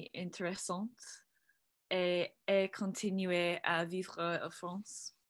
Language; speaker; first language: French; non-native, learner; English